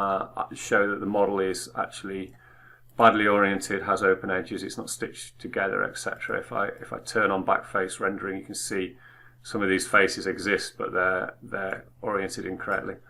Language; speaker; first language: English; native; English